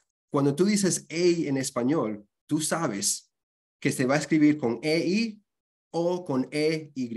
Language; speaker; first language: Spanish; early bilingual, heritage; Spanish